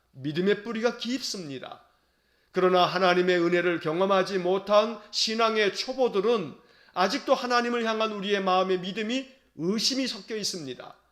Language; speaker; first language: Korean; native; Korean